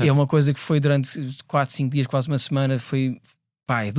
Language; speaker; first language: Portuguese; native; Portuguese